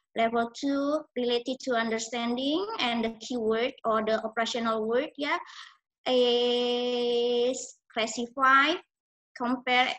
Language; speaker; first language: English; non-native, fluent; Indonesian